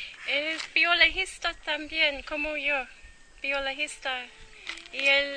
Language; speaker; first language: Spanish; non-native, learner; English